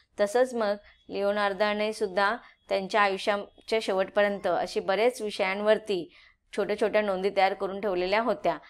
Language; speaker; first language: Marathi; native; Marathi